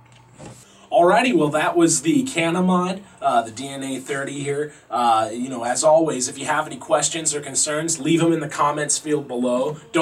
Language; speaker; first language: English; native; English